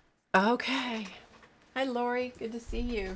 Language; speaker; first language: English; native; English